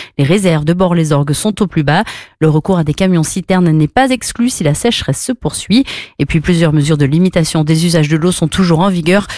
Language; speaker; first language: French; native; French